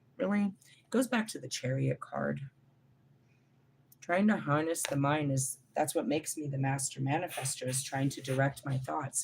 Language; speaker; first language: English; native; English